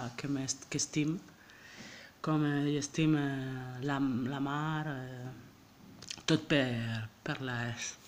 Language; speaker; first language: Catalan; non-native, learner; French